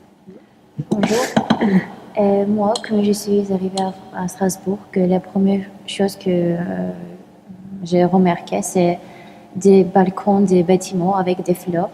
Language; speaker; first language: French; non-native, fluent; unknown